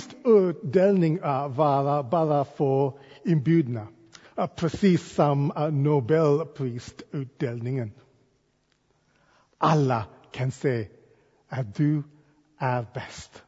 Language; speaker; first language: Swedish; non-native, fluent; English